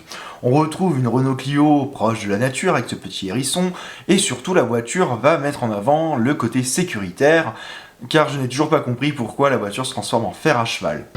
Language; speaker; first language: French; native; French